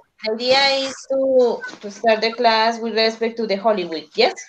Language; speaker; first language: English; non-native, learner; Spanish